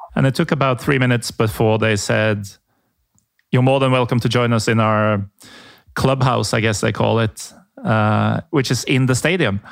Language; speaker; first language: English; non-native, fluent; Norwegian